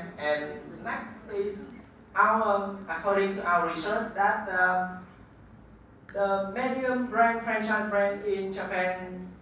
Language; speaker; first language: English; non-native, learner; Vietnamese